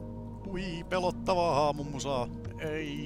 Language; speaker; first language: Finnish; native; Finnish